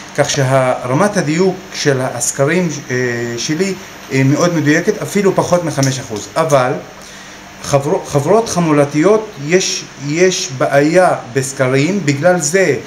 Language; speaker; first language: Hebrew; non-native, local second language; Arabic